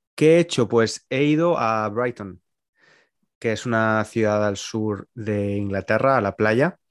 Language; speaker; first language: Spanish; native; Spanish